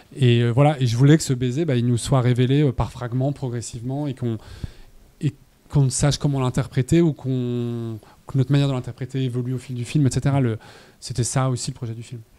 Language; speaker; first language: French; native; French